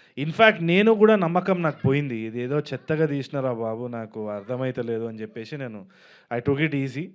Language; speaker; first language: Telugu; native; Telugu